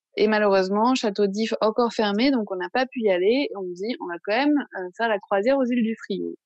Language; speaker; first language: French; native; French